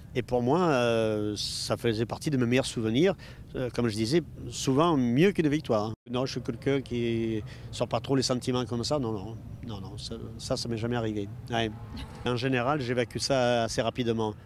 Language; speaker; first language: French; native; French